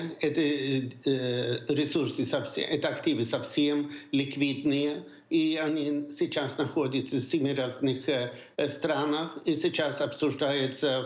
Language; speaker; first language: Russian; non-native, fluent; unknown